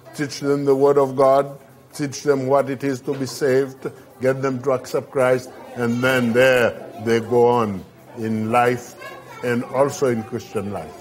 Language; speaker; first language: English; non-native, fluent; Haitian Creole